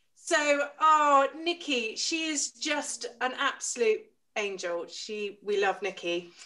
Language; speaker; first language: English; native; English